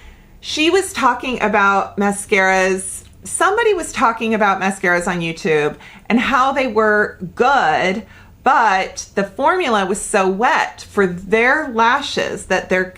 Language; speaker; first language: English; native; English